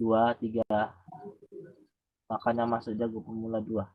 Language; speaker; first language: Indonesian; native; Indonesian